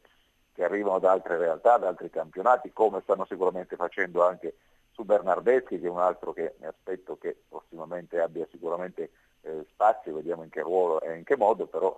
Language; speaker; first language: Italian; native; Italian